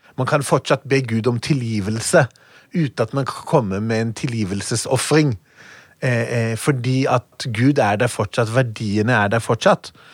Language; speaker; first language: Norwegian; non-native, fluent; Hebrew